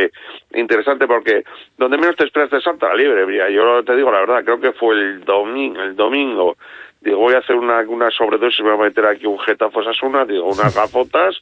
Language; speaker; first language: Spanish; native; Spanish